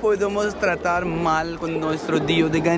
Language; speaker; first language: Spanish; non-native, learner; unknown